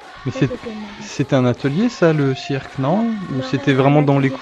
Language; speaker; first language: French; native; French